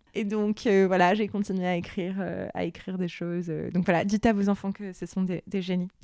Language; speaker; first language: French; non-native, local second language; Arabic